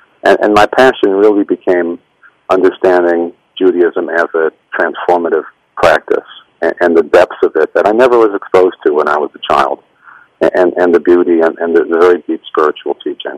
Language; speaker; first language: English; native; English